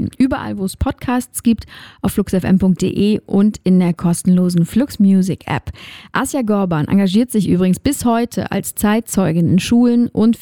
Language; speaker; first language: German; native; German